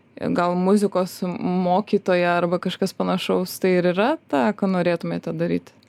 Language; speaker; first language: Lithuanian; native; Lithuanian